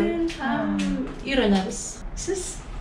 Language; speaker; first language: Turkish; non-native, learner; Tatar